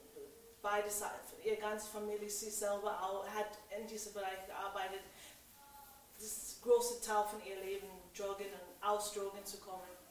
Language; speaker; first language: German; non-native, fluent; English